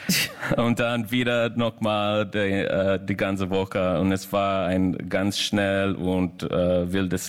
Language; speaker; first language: German; non-native, learner; English